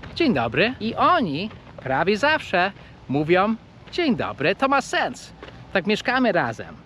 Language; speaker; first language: Polish; non-native, fluent; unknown